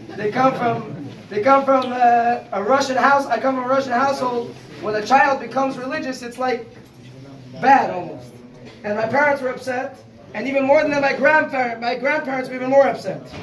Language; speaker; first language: English; native; English